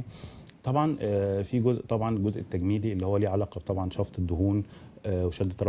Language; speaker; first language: Arabic; native; Arabic